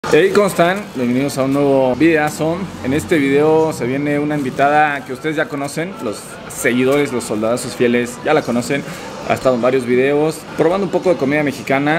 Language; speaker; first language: Spanish; native; Spanish